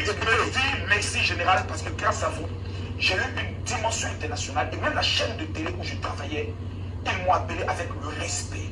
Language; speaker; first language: French; native; French